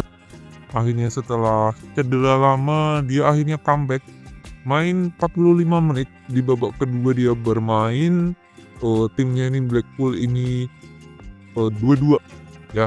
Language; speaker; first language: Indonesian; native; Indonesian